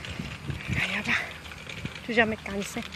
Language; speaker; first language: Spanish; native; Spanish